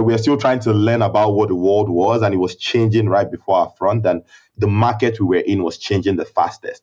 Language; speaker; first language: English; non-native, local second language; Igbo